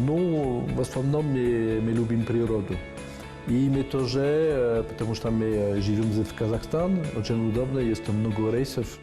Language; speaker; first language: Russian; non-native, fluent; French